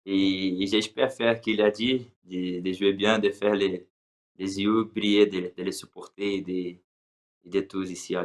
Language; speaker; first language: French; non-native, learner; Portuguese